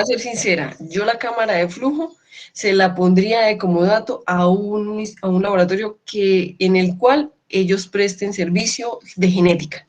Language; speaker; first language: Spanish; native; Spanish